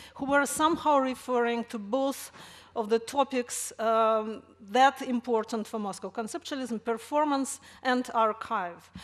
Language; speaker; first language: English; non-native, fluent; Russian